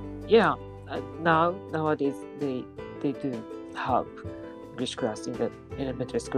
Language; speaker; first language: English; non-native, fluent; Japanese